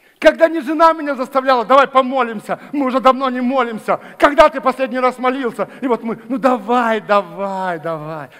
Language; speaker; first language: Russian; native; Russian